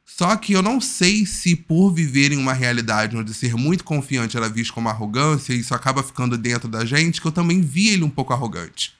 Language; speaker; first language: Portuguese; native; Portuguese